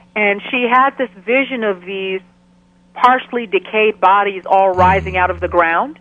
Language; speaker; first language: English; native; English